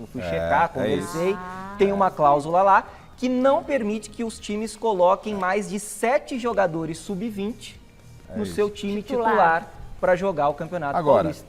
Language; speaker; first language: Portuguese; native; Portuguese